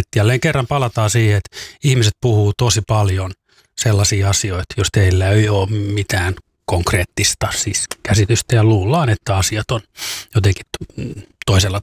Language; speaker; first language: Finnish; native; Finnish